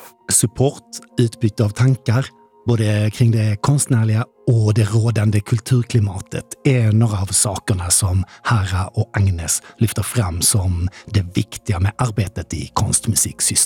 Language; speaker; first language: Swedish; native; Swedish